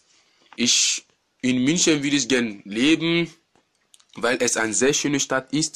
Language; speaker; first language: German; non-native, fluent; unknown